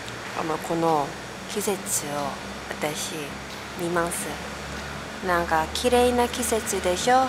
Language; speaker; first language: Japanese; non-native, learner; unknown